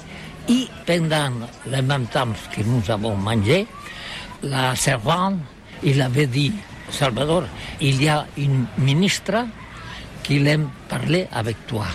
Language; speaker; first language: French; non-native, learner; Spanish